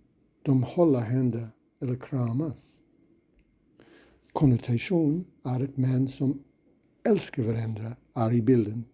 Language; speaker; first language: Swedish; non-native, fluent; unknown